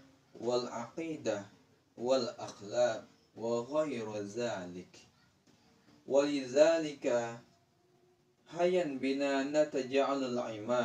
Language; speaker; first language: Arabic; non-native, learner; Indonesian